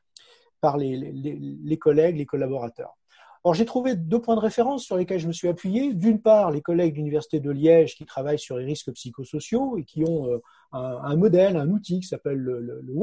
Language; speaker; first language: French; native; French